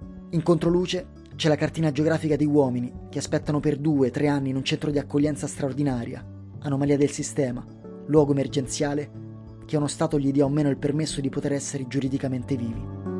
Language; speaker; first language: Italian; native; Italian